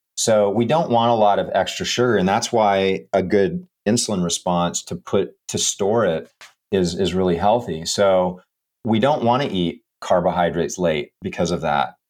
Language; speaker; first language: English; native; English